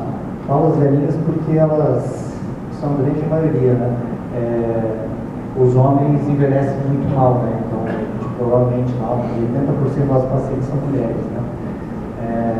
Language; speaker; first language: Portuguese; native; Portuguese